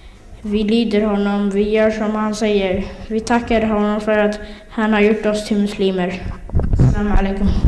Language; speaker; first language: Swedish; early bilingual, other home language; Somali